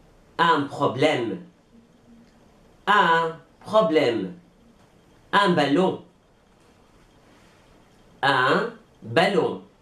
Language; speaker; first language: French; non-native, fluent; Arabic